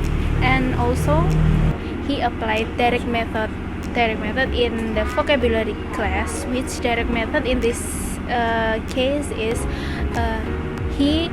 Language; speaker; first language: English; non-native, learner; Indonesian